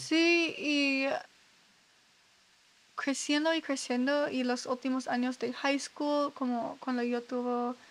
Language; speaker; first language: Spanish; non-native, learner; English